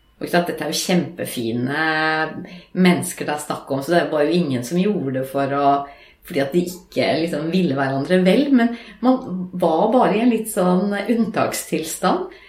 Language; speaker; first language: Norwegian; native; Norwegian